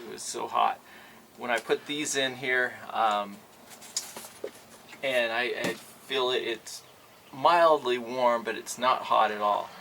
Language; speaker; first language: English; native; English